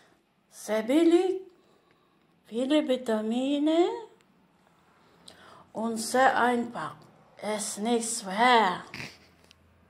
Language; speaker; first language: German; non-native, learner; Filipino